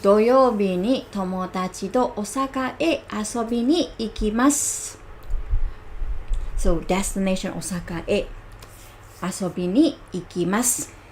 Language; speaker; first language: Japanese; non-native, learner; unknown